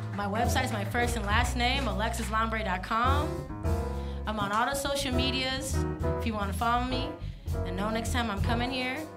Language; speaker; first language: English; native; English